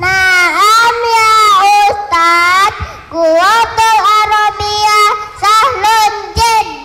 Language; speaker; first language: Arabic; non-native, learner; Indonesian